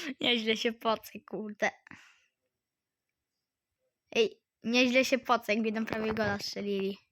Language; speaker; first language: Polish; native; Polish